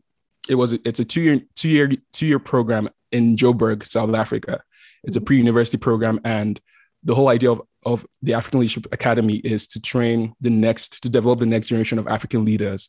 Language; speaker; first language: English; non-native, local second language; Igbo